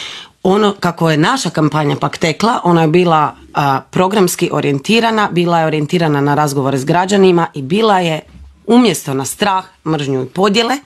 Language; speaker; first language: Croatian; native; Croatian